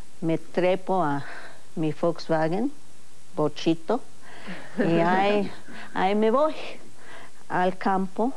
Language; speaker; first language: Spanish; non-native, fluent; English